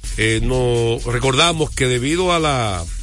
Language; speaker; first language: Spanish; native; Spanish